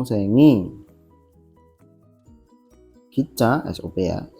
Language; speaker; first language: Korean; non-native, learner; Indonesian